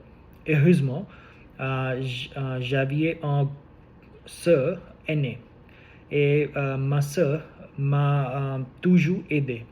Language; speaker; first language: French; non-native, learner; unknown